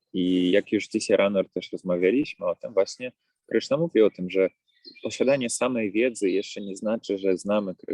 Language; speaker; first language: Polish; native; Polish